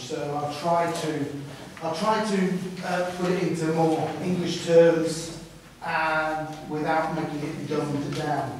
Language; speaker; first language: English; native; English